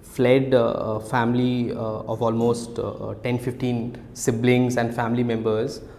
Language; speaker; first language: English; non-native, local second language; Odia